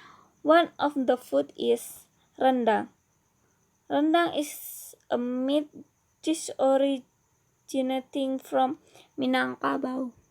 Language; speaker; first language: English; non-native, learner; Indonesian